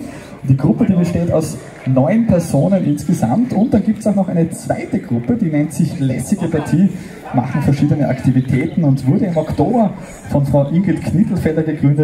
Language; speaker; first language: German; native; German